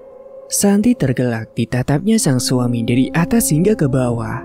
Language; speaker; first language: Indonesian; native; Indonesian